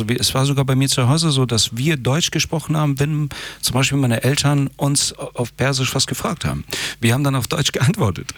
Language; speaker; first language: German; early bilingual, other home language; Persian